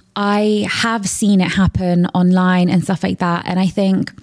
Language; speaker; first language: English; native; English